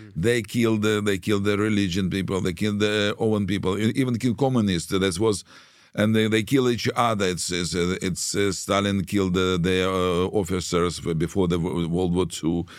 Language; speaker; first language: English; non-native, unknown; Russian